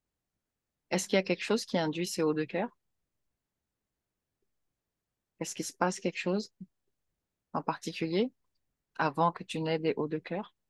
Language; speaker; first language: French; native; French